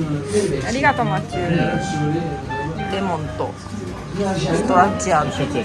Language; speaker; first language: Japanese; native; Japanese